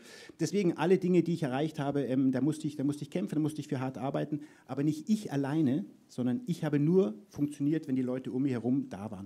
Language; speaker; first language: German; native; German